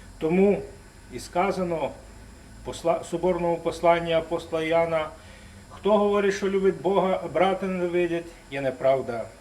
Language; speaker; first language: Ukrainian; native; Ukrainian